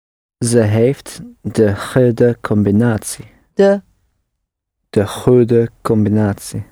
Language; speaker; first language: Dutch; non-native, learner; English